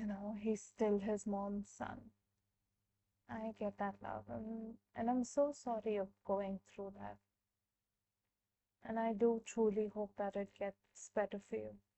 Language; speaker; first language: English; non-native, local second language; Hindi